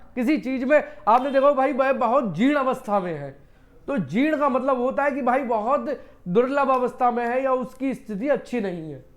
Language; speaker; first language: Hindi; native; Hindi